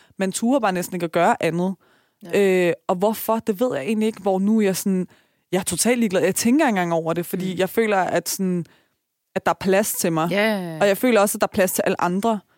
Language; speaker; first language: Danish; early bilingual, other home language; Persian